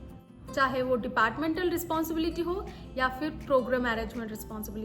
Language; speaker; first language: Hindi; native; Hindi